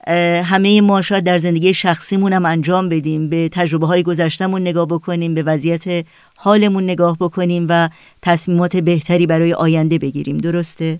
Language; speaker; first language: Persian; native; Persian